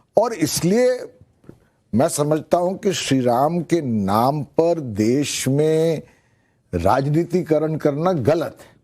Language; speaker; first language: Hindi; native; Hindi